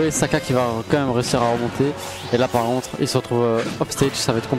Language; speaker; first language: French; native; French